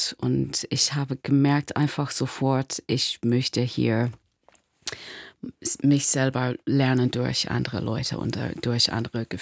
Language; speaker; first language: German; non-native, learner; English